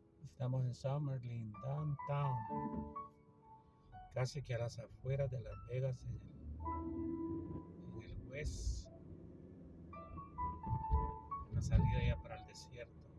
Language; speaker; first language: Spanish; native; Spanish